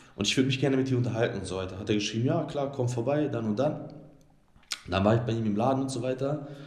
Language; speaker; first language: German; early bilingual, other home language; Bosnian